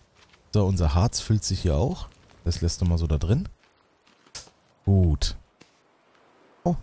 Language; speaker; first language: German; native; German